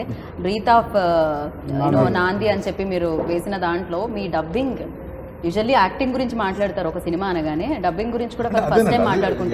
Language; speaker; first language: Telugu; native; Telugu